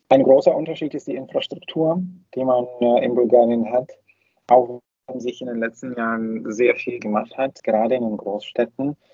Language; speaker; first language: German; non-native, fluent; Bulgarian